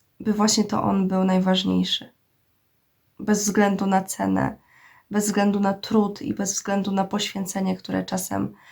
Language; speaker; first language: Polish; native; Polish